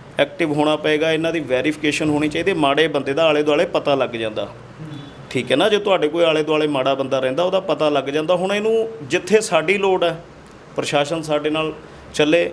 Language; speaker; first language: Punjabi; non-native, local second language; Hindi